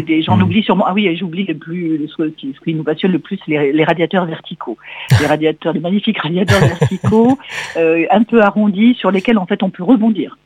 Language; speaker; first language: French; native; French